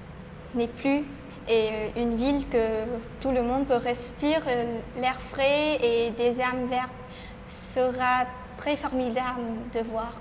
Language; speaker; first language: French; non-native, learner; Vietnamese